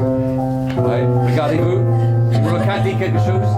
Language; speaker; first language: French; native; French